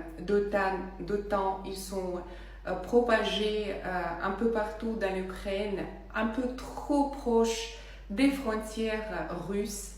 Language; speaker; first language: French; non-native, fluent; Russian